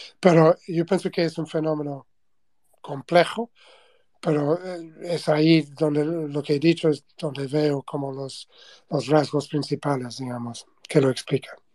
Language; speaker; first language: Spanish; non-native, fluent; English